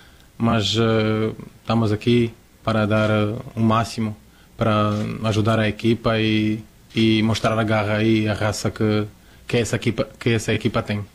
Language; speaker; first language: Portuguese; non-native, fluent; Croatian